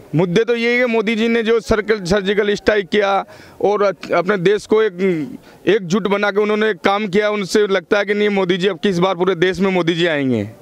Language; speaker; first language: Hindi; native; Hindi